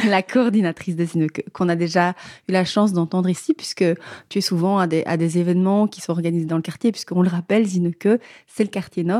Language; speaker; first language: French; native; French